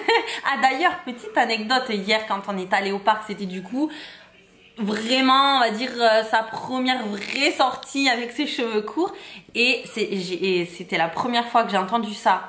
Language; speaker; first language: French; native; French